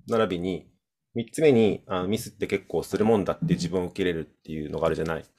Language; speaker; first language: Japanese; native; Japanese